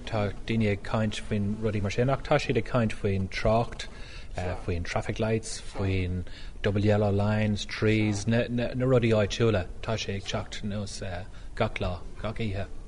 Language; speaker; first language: Irish; non-native, local second language; English